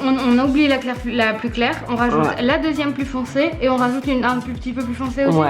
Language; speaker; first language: French; native; French